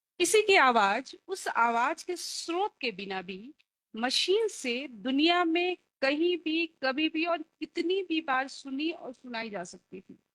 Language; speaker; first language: Hindi; native; Hindi